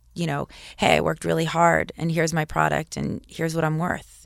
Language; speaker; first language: English; native; English